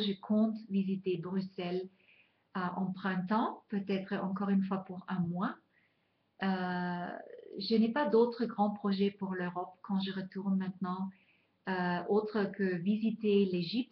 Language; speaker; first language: French; non-native, fluent; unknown